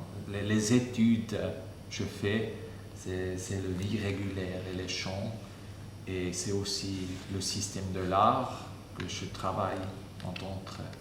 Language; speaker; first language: French; non-native, fluent; German